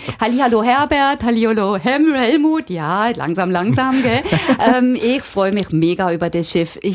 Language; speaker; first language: German; native; German